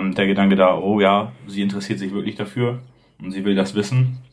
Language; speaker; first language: German; native; German